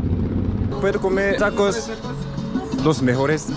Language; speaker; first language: Spanish; non-native, learner; Korean